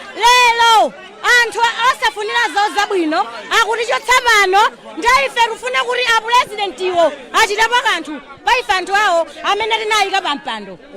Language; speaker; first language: Nyanja; native; Nyanja